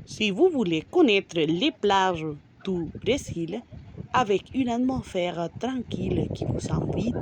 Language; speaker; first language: French; non-native, learner; Spanish